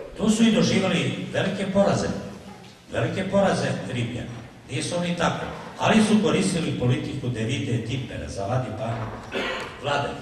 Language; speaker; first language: Serbian; native; Serbian